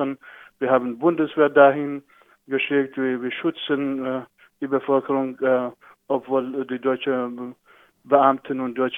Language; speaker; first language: German; non-native, fluent; Persian